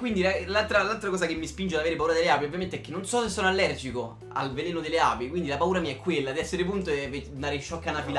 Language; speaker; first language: Italian; native; Italian